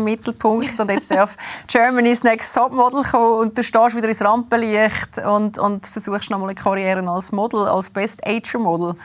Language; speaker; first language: German; native; German